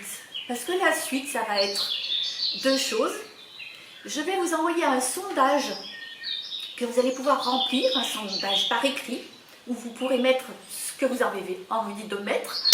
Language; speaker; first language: French; native; French